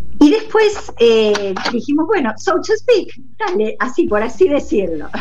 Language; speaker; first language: Spanish; non-native, local second language; German